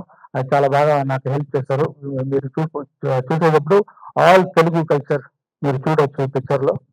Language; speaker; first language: Telugu; non-native, fluent; Tamil